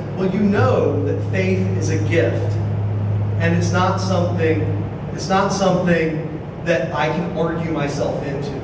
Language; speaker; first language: English; native; English